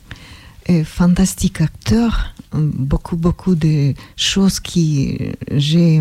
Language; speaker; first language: French; non-native, learner; Russian